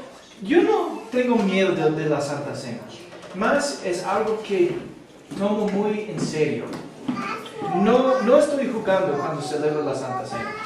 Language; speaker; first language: Spanish; non-native, fluent; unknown